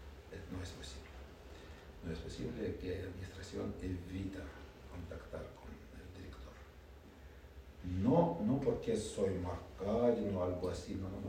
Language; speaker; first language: Spanish; non-native, learner; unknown